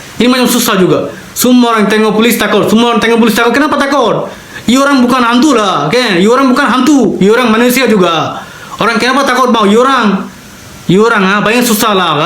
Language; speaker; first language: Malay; non-native, learner; Bangla